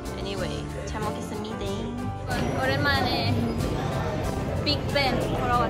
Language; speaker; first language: Korean; non-native, fluent; Thai